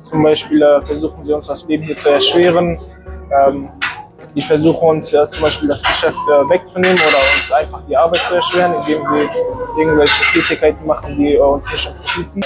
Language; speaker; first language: German; early bilingual, other home language; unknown